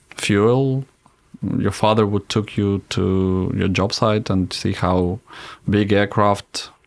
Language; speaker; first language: English; non-native, fluent; Russian